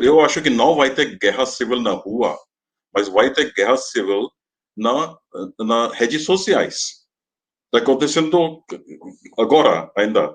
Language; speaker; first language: Portuguese; non-native, fluent; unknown